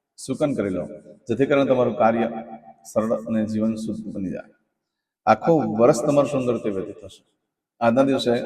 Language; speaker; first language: Gujarati; native; Gujarati